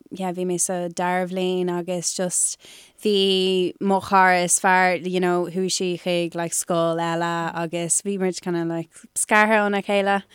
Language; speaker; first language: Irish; non-native, local second language; English